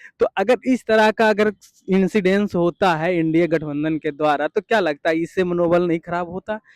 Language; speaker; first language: Hindi; native; Hindi